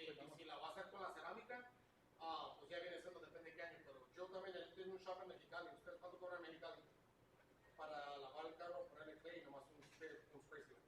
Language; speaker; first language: Spanish; native; Spanish